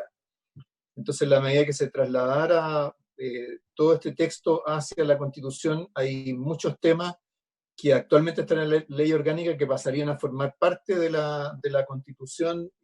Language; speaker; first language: Spanish; native; Spanish